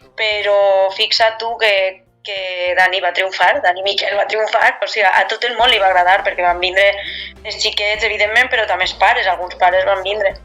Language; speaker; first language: Catalan; native; Catalan